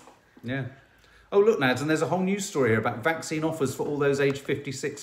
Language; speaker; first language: English; native; English